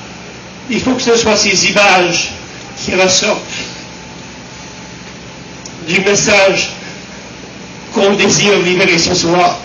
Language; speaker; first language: French; native; French